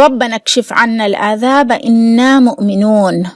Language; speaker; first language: Arabic; non-native, fluent; Urdu